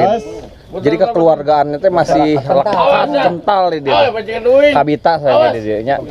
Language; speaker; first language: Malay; non-native, local second language; Sundanese